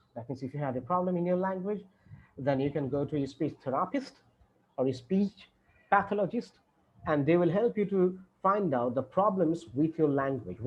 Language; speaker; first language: English; non-native, local second language; Bangla